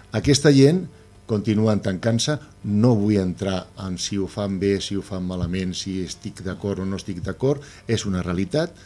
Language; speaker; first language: Catalan; non-native, local second language; Spanish